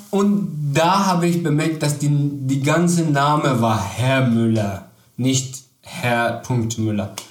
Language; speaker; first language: German; non-native, learner; Persian